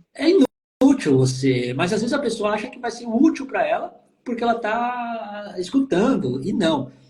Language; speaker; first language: Portuguese; native; Portuguese